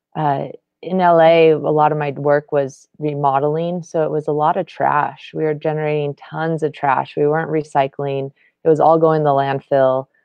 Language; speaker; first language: English; native; English